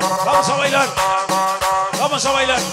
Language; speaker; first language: Spanish; native; Spanish